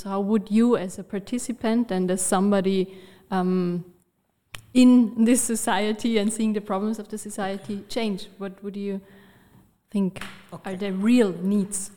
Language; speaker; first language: English; non-native, fluent; German